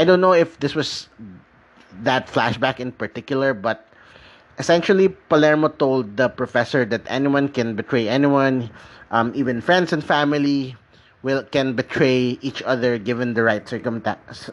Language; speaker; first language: English; non-native, local second language; Filipino